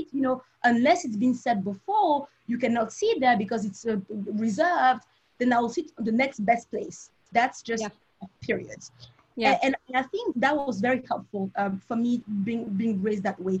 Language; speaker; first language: English; non-native, local second language; French